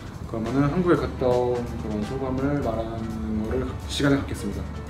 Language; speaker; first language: Korean; native; Korean